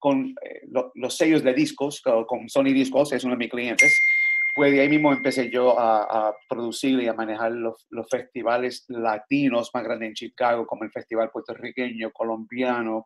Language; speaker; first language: Spanish; early bilingual, other home language; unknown